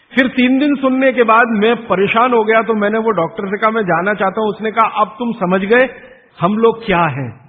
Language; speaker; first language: Hindi; native; Hindi